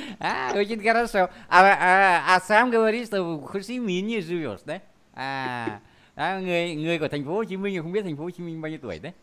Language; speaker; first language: Vietnamese; native; Vietnamese